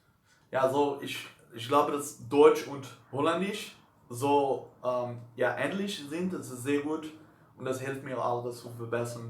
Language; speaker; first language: German; non-native, learner; Dutch